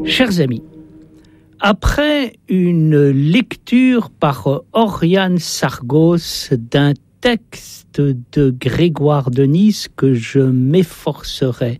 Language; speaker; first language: French; native; French